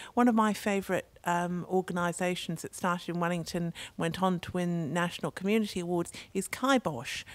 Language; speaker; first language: English; native; English